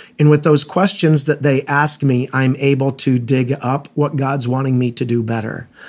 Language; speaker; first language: English; native; English